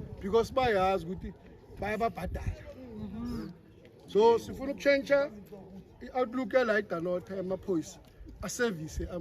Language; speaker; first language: Zulu; native; Zulu